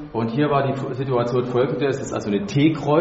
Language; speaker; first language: German; native; German